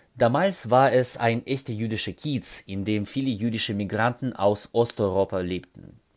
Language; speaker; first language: German; non-native, fluent; Russian